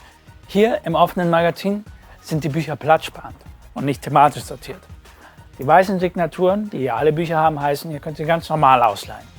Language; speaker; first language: German; native; German